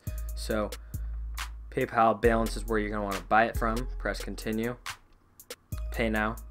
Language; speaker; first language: English; native; English